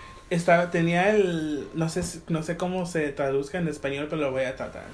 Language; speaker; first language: Spanish; early bilingual, heritage; Spanish